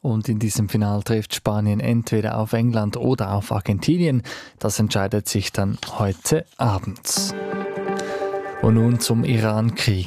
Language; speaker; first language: German; native; German